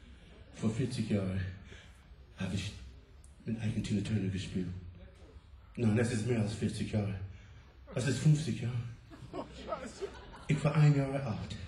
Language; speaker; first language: German; non-native, learner; English